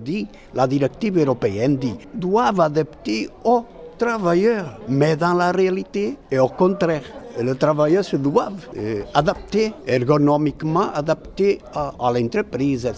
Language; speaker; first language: French; non-native, learner; Portuguese